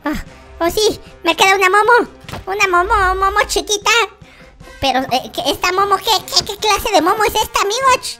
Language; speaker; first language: Spanish; native; Spanish